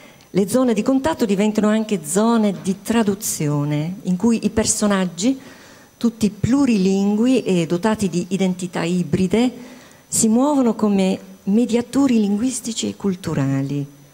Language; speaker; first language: Italian; non-native, fluent; Dutch